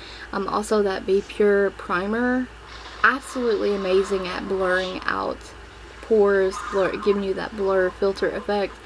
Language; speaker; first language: English; native; English